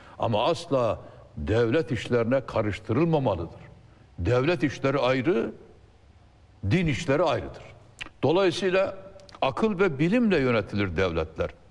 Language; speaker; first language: Turkish; native; Turkish